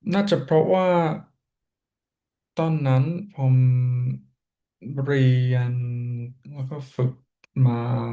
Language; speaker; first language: Thai; non-native, learner; English